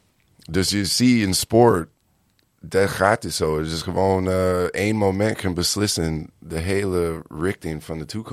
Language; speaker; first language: Dutch; non-native, learner; English